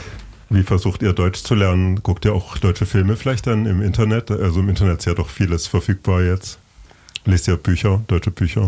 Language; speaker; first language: German; native; German